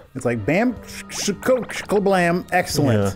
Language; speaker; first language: English; native; English